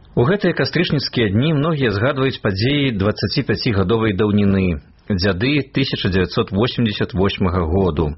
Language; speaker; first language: Belarusian; native; Belarusian